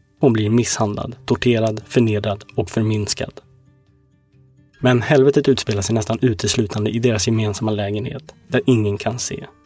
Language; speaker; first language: Swedish; native; Swedish